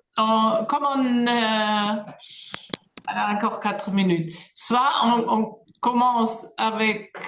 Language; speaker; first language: French; non-native, fluent; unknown